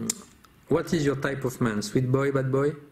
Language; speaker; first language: English; non-native, fluent; French